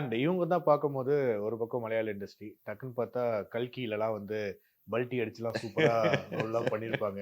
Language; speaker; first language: Tamil; native; Tamil